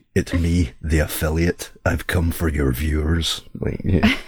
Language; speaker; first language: English; native; English